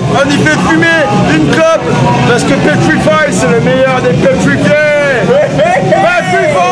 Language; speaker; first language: French; native; French